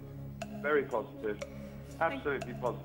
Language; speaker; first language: English; native; English